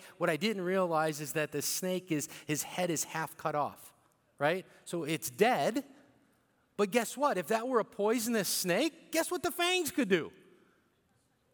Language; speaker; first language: English; early bilingual, other home language; Bikol